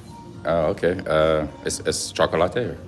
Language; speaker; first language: Spanish; non-native, learner; English